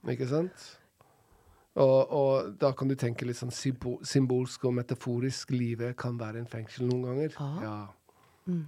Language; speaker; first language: Norwegian; non-native, fluent; English